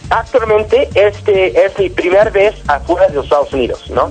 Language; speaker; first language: Spanish; non-native, learner; English